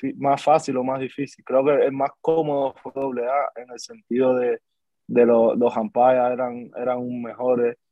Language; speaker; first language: Spanish; native; Spanish